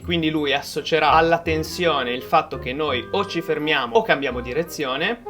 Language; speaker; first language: Italian; native; Italian